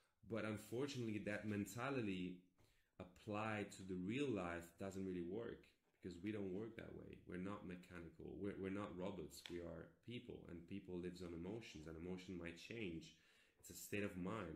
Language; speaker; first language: English; non-native, fluent; Italian